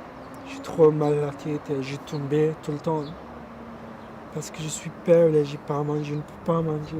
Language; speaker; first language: French; non-native, learner; Pashto